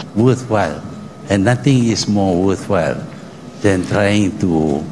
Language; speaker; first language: English; non-native, local second language; Malay